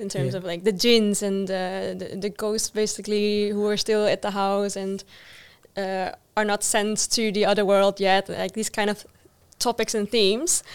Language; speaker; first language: English; non-native, fluent; Dutch